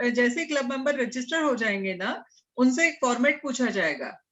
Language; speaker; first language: Hindi; native; Hindi